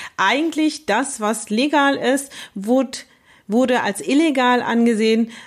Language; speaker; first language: German; early bilingual, other home language; Kurdish